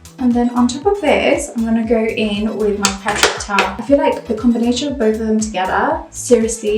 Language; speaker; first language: English; native; English